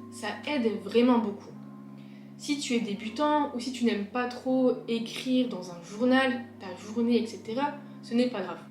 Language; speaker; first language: French; native; French